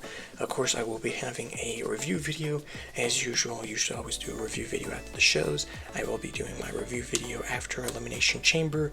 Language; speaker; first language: English; native; English